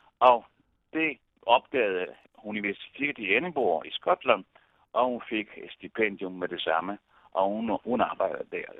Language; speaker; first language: Danish; non-native, fluent; Italian